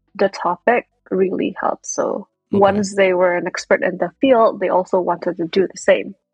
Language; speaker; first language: English; non-native, fluent; Indonesian